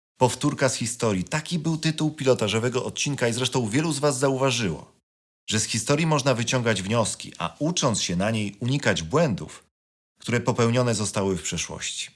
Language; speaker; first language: Polish; native; Polish